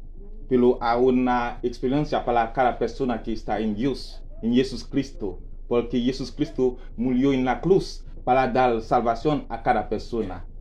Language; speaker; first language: Spanish; non-native, learner; Haitian Creole